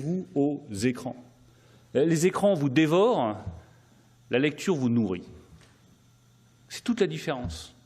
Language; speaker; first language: French; native; French